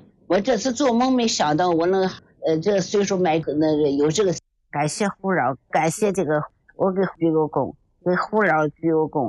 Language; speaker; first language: Chinese; native; Chinese